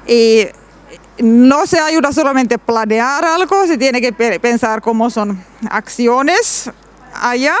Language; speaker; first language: Spanish; non-native, learner; Finnish